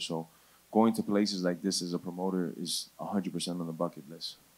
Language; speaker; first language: English; early bilingual, other home language; Spanish